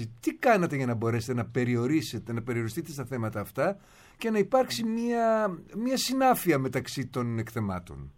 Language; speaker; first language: Greek; native; Greek